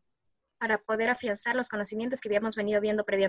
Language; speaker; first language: Spanish; native; Spanish